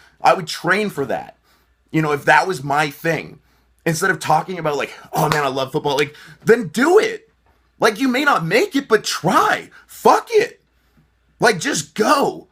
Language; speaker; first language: English; native; English